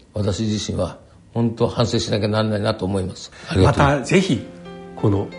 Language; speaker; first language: Japanese; native; Japanese